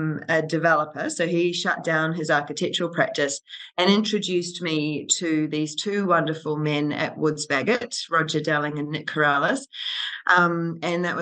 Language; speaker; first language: English; native; English